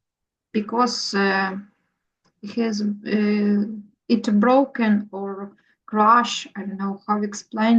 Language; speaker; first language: English; non-native, learner; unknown